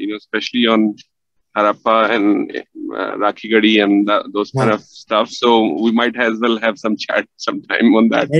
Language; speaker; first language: English; non-native, local second language; Punjabi